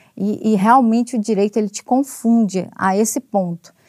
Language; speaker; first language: Portuguese; native; Portuguese